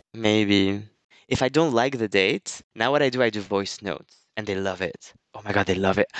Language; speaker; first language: English; non-native, fluent; French